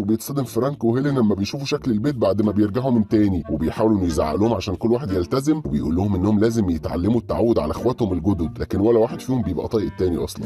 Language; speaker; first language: Arabic; native; Arabic